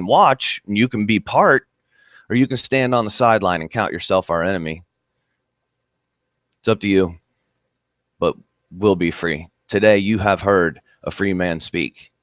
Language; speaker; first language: English; native; English